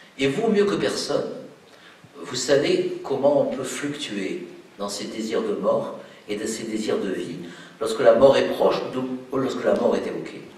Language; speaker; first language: French; native; French